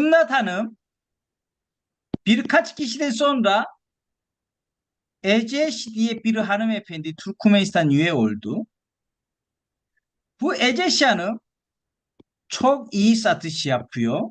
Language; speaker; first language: Turkish; non-native, fluent; Korean